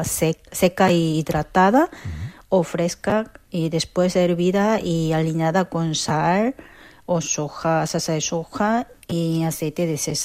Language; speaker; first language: Spanish; non-native, learner; Korean